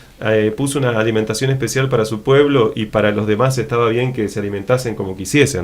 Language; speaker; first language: Spanish; native; Spanish